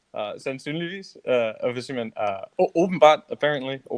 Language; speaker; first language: Danish; non-native, learner; English